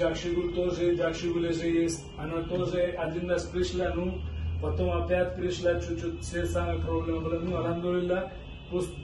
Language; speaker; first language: Russian; non-native, learner; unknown